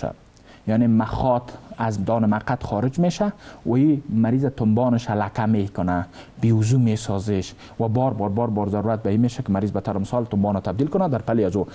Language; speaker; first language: Persian; native; Persian